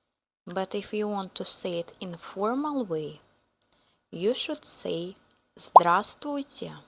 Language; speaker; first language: English; non-native, fluent; Russian